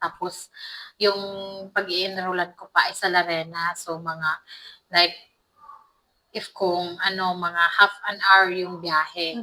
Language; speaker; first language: Filipino; non-native, local second language; Cebuano